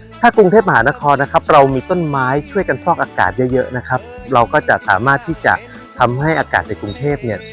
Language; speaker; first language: Thai; native; Thai